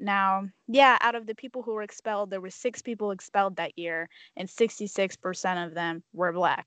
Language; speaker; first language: English; native; English